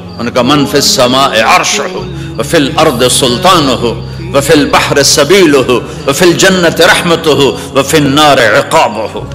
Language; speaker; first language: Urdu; non-native, local second language; Punjabi